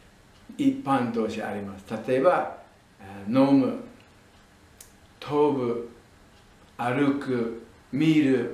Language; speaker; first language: Japanese; non-native, fluent; English